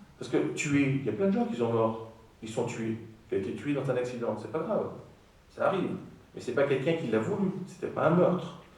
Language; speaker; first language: French; non-native, fluent; Greek